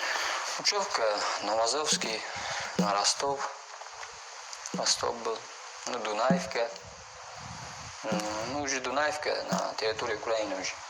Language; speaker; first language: Russian; non-native, learner; Uzbek